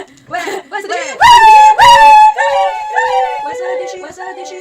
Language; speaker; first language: French; native; French